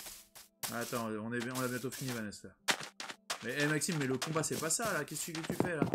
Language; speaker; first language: French; native; French